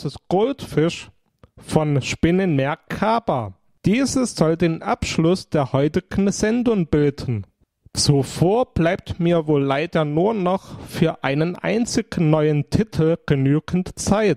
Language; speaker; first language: German; native; German